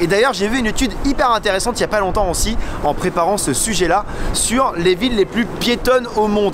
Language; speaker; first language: French; native; French